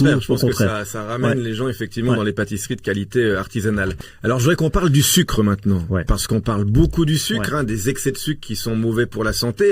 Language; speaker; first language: French; native; French